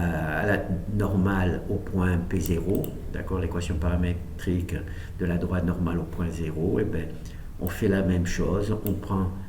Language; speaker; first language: French; native; French